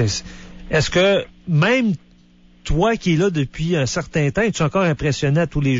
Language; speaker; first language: French; native; French